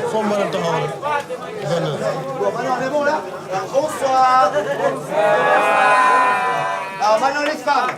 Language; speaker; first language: French; native; French